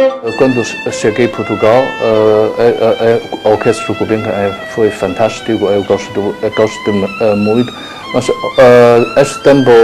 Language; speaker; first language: Portuguese; non-native, learner; Chinese